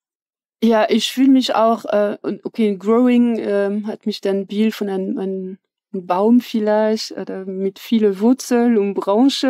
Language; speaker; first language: German; non-native, fluent; French